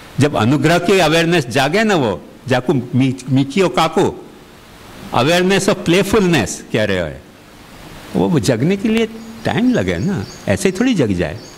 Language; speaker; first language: Hindi; native; Hindi